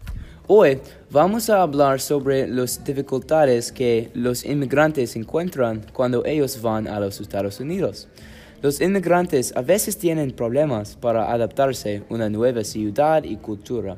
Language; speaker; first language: Spanish; non-native, learner; English